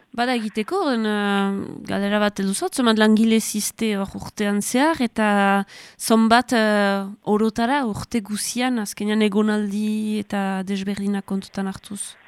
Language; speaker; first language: Basque; native; Basque